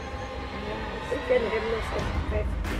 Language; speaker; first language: Dutch; non-native, learner; Indonesian